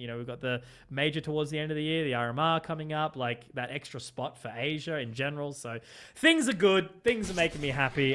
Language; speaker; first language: English; native; English